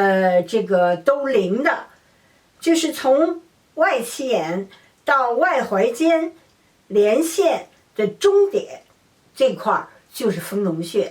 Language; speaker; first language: Chinese; native; Chinese